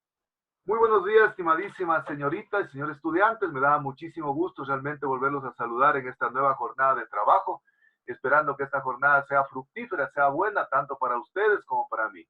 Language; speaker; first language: Spanish; native; Spanish